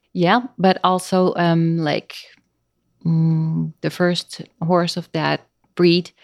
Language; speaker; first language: English; non-native, fluent; Dutch